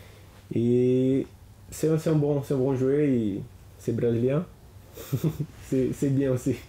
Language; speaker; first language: French; non-native, learner; Portuguese